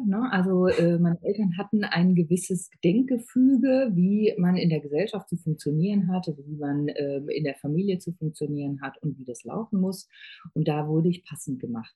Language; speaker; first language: German; native; German